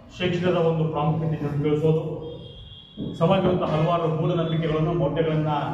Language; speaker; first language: Kannada; non-native, local second language; Lambadi